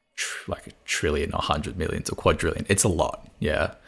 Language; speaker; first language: English; non-native, local second language; Cantonese